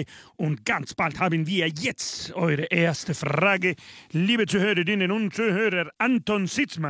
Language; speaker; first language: German; non-native, fluent; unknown